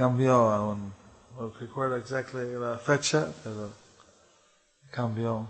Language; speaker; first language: Spanish; non-native, fluent; English